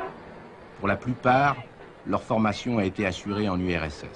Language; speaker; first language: French; native; French